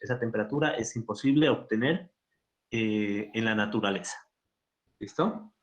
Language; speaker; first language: Spanish; native; Spanish